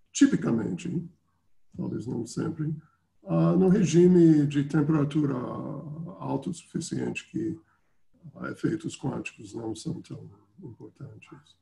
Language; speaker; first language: Portuguese; non-native, fluent; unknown